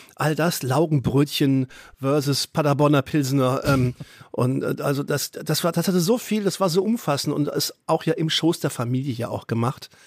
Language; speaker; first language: German; native; German